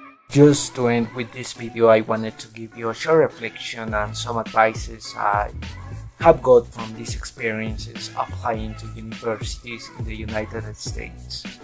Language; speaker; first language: English; non-native, fluent; Spanish